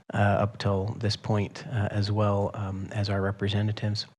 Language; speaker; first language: English; native; English